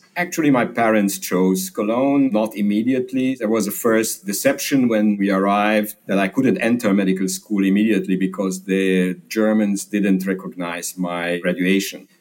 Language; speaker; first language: English; non-native, fluent; Hungarian